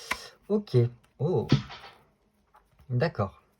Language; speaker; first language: French; native; French